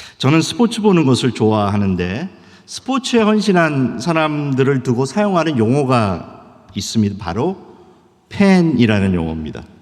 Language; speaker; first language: Korean; early bilingual, heritage; Korean